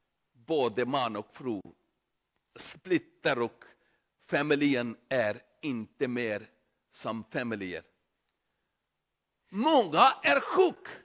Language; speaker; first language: Swedish; non-native, learner; Urdu